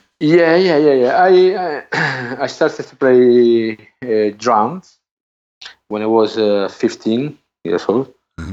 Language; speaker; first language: English; non-native, learner; Italian